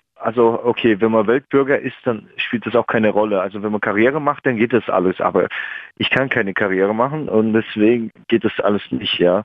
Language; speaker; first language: German; non-native, fluent; Russian